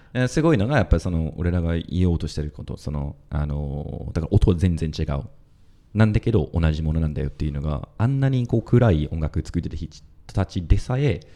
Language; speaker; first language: Japanese; non-native, fluent; English